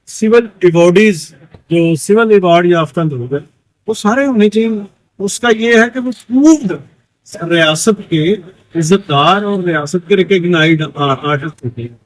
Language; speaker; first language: Urdu; non-native, local second language; Punjabi